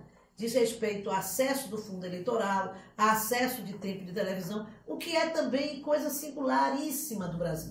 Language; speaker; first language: Portuguese; native; Portuguese